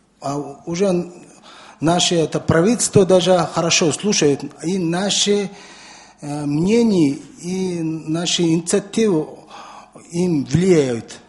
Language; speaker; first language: Russian; non-native, learner; Mongolian